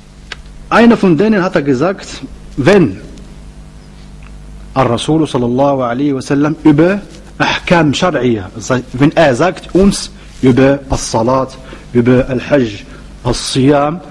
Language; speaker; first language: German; non-native, learner; Arabic